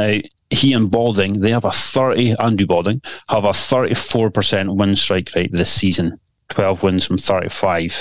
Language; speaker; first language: English; native; English